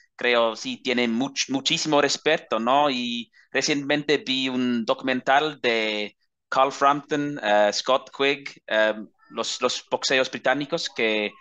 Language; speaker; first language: Spanish; non-native, fluent; English